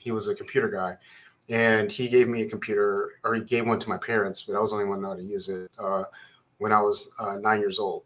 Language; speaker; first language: English; native; English